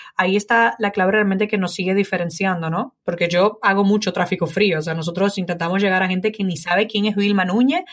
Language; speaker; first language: Spanish; native; Spanish